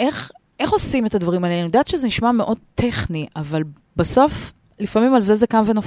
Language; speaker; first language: Hebrew; native; Hebrew